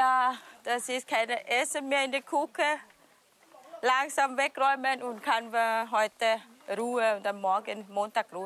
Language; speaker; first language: German; non-native, learner; Thai